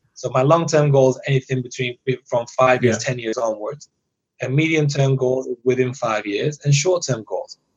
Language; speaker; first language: English; early bilingual, other home language; Persian